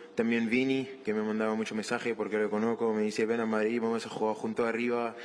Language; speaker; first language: Spanish; non-native, learner; French